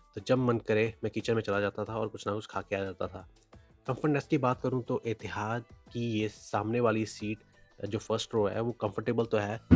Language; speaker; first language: Hindi; native; Hindi